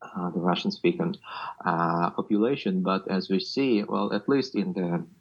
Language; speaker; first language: English; non-native, fluent; Ukrainian